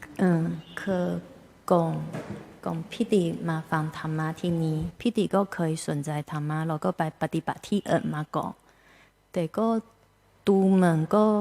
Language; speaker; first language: Thai; non-native, fluent; Chinese